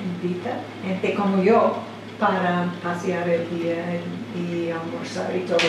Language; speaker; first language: Spanish; non-native, fluent; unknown